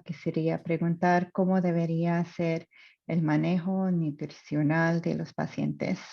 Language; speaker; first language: Spanish; non-native, fluent; English